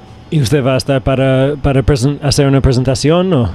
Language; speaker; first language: Spanish; non-native, fluent; English